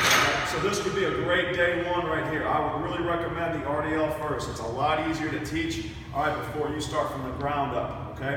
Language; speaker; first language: English; native; English